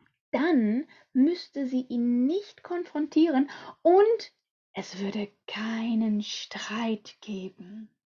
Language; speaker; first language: German; native; German